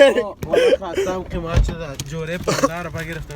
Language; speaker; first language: Persian; native; Persian